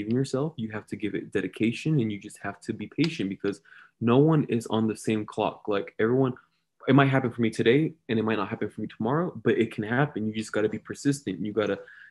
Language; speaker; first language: English; native; English